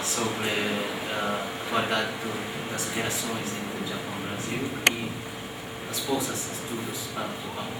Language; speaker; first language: Portuguese; non-native, fluent; Japanese